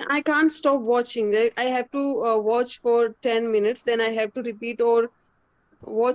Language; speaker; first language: English; non-native, learner; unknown